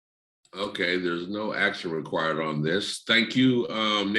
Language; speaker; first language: English; native; English